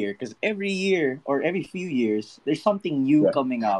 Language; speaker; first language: English; non-native, local second language; Filipino